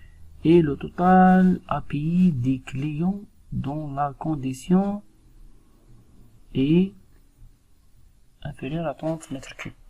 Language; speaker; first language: French; non-native, local second language; Arabic